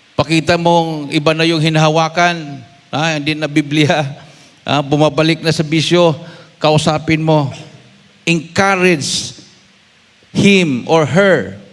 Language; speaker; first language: Filipino; non-native, local second language; Cebuano